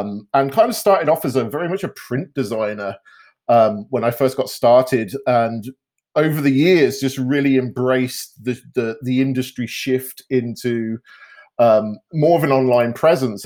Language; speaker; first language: English; native; English